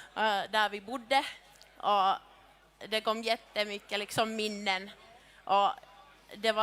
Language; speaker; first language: Swedish; non-native, local second language; Finnish